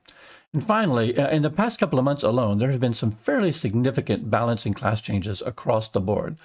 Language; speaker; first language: English; native; English